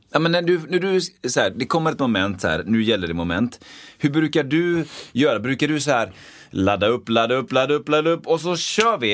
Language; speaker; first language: Swedish; native; Swedish